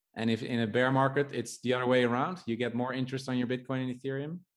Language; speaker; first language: English; non-native, fluent; Dutch